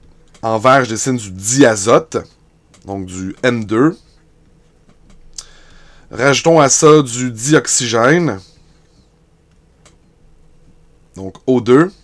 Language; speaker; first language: French; native; French